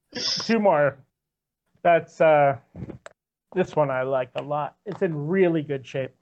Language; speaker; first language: English; native; English